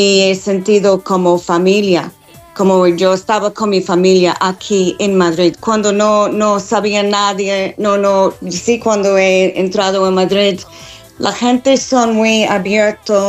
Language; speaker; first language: Spanish; non-native, fluent; English